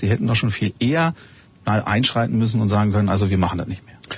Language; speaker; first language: German; native; German